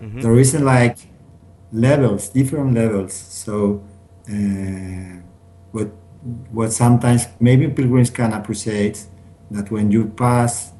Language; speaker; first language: English; non-native, learner; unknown